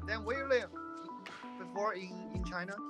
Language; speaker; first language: English; non-native, learner; Chinese